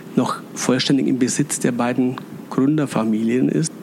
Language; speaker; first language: German; native; German